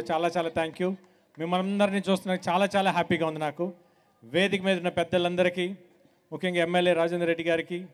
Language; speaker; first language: Telugu; native; Telugu